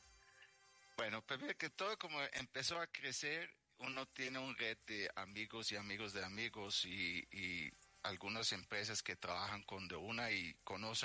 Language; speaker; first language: Spanish; native; Spanish